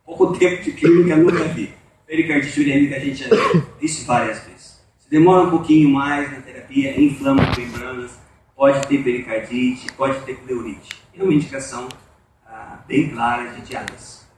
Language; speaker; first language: Portuguese; native; Portuguese